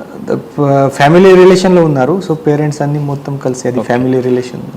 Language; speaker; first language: Telugu; non-native, learner; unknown